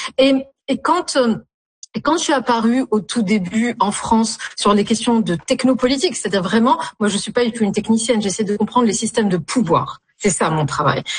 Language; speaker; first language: French; non-native, local second language; Arabic